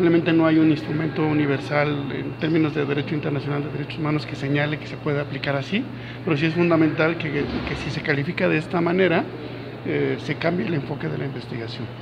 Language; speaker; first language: Spanish; native; Spanish